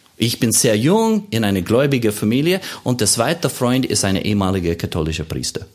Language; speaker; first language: German; non-native, fluent; English